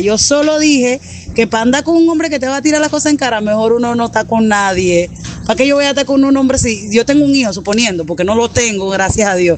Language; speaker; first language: Spanish; native; Spanish